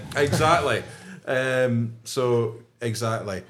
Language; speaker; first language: English; native; English